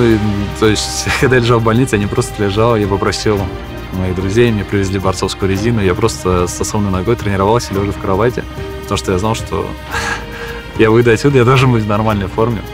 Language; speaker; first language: Russian; native; Russian